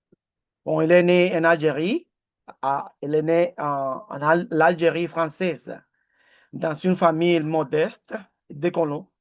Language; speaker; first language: French; non-native, learner; Spanish